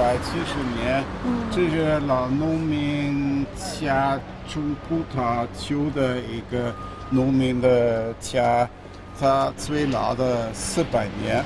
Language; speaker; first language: Chinese; non-native, fluent; German